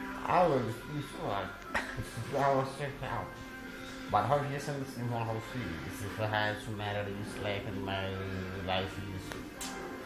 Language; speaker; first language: English; non-native, learner; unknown